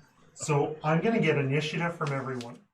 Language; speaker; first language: English; native; English